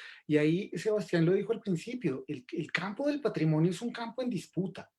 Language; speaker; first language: Spanish; native; Spanish